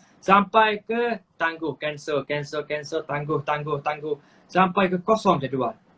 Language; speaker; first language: Malay; non-native, fluent; English